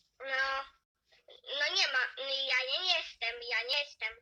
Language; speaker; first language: Polish; native; Polish